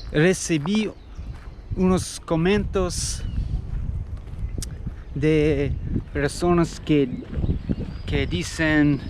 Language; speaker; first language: Spanish; non-native, learner; English